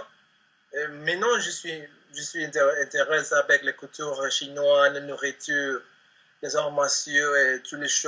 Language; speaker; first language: French; non-native, learner; Spanish